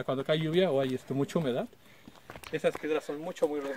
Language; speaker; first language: Spanish; native; Spanish